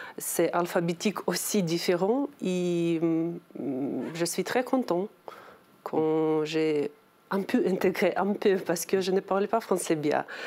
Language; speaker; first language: French; non-native, learner; Ukrainian